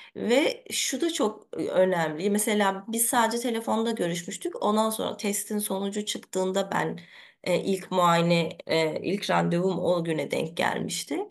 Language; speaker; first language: Turkish; early bilingual, heritage; Turkish